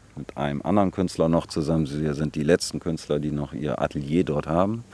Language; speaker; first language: German; native; German